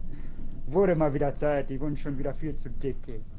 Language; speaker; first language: German; native; German